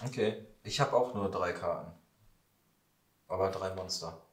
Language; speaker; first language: German; native; German